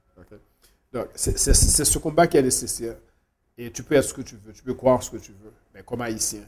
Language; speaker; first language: French; non-native, local second language; Haitian Creole